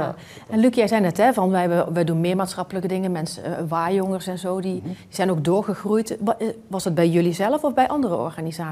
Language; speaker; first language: Dutch; native; Dutch